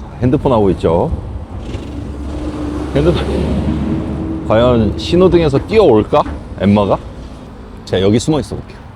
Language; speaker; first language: Korean; native; Korean